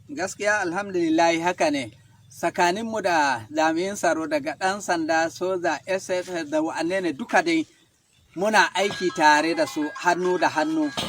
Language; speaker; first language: Hausa; non-native, local second language; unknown